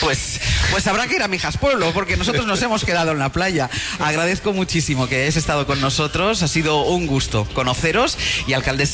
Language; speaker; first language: Spanish; native; Spanish